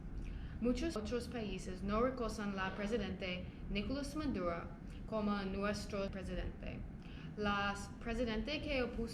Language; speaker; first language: Spanish; non-native, learner; English